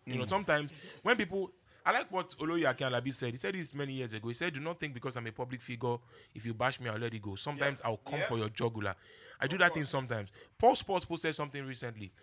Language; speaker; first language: English; non-native, local second language; Yoruba